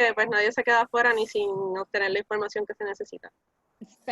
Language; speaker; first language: Spanish; native; Spanish